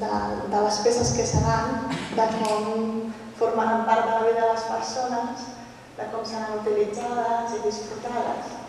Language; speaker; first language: Catalan; early bilingual, heritage; Catalan